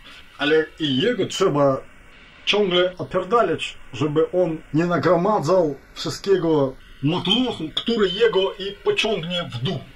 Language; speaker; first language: Polish; non-native, fluent; Ukrainian